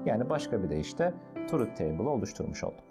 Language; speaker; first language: Turkish; native; Turkish